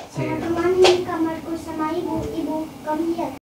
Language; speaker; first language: Indonesian; early bilingual, heritage; Indonesian